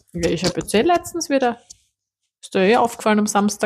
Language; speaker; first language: German; native; German